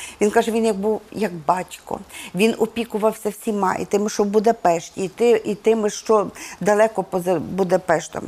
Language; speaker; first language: Ukrainian; native; Ukrainian